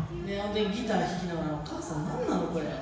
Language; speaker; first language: Japanese; early bilingual, heritage; English